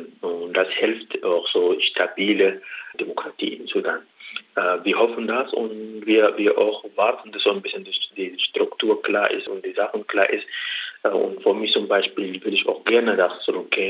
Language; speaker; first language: German; non-native, learner; Arabic